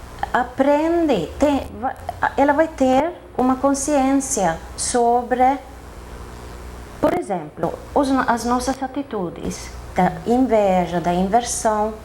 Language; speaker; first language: Portuguese; non-native, fluent; Swedish